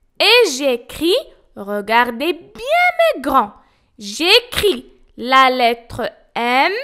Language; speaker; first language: French; non-native, local second language; Arabic